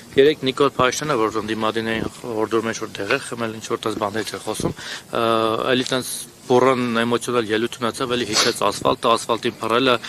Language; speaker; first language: Armenian; native; Armenian